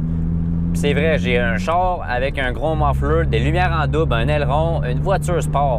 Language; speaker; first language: French; native; French